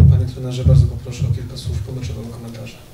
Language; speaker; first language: Polish; native; Polish